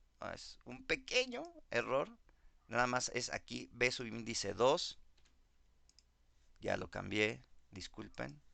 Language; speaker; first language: Spanish; native; Spanish